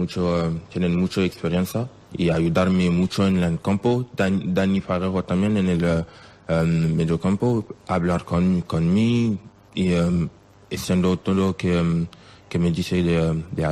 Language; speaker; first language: Spanish; non-native, learner; French